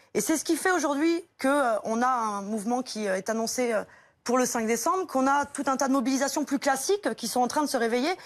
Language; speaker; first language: French; native; French